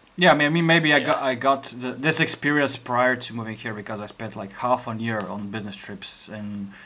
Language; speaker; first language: English; non-native, fluent; Bulgarian